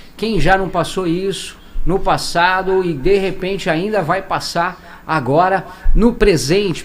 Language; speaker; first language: Portuguese; native; Portuguese